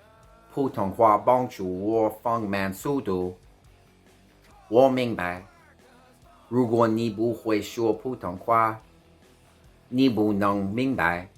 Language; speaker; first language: Chinese; non-native, learner; English